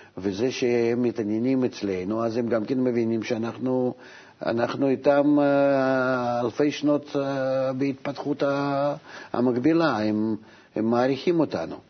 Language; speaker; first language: Hebrew; non-native, fluent; Russian